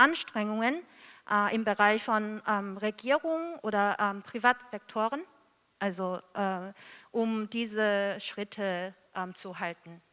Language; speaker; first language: German; non-native, fluent; Korean